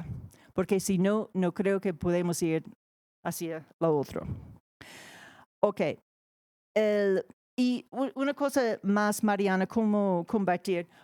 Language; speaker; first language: Spanish; non-native, fluent; English